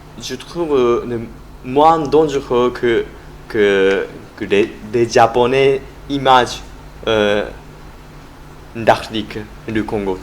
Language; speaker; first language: French; non-native, learner; Japanese